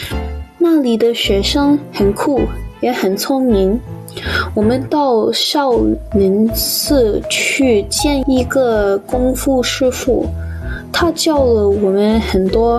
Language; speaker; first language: Chinese; non-native, learner; English